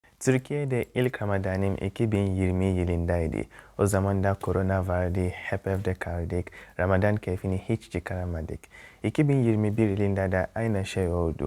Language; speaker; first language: Turkish; non-native, fluent; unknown